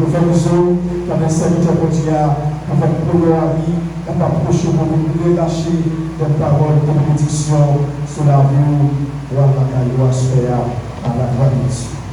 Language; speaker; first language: French; non-native, local second language; Haitian Creole